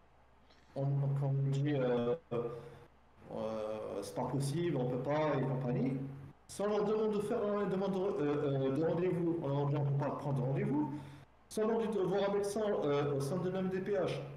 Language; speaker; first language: French; native; French